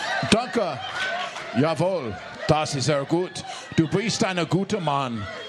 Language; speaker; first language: German; non-native, learner; English